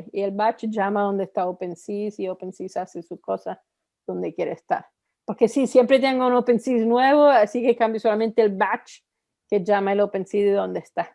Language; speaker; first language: Spanish; non-native, fluent; Italian